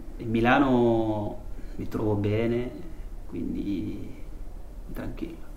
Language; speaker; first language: Italian; non-native, learner; Fula